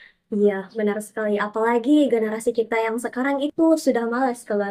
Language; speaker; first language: Indonesian; native; Indonesian